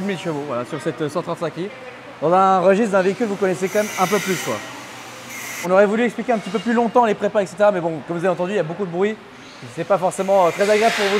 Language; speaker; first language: French; native; French